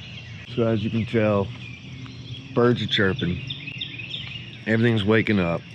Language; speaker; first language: English; native; English